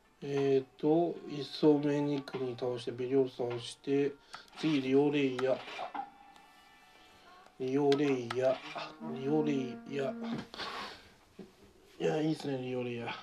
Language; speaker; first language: Japanese; native; Japanese